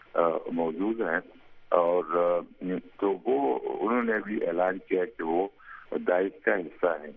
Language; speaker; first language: Urdu; native; Urdu